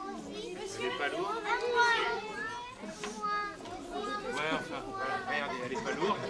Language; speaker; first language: French; native; French